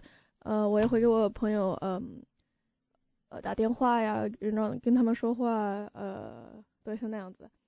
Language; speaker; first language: Chinese; early bilingual, heritage; Chinese